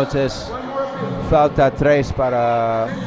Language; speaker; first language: Spanish; non-native, learner; English